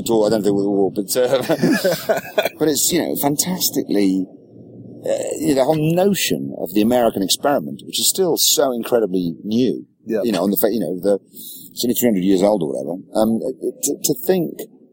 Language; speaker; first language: English; native; English